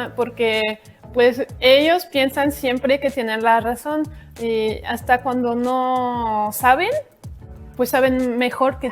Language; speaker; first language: Spanish; non-native, fluent; French